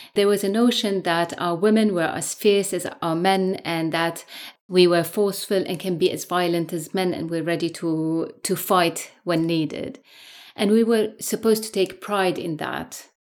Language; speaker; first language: English; non-native, fluent; Arabic